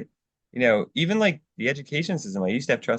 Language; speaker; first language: English; native; English